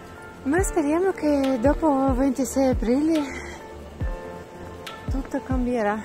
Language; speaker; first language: Italian; non-native, learner; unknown